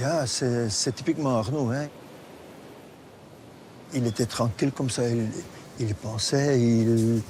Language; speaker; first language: French; non-native, local second language; Dutch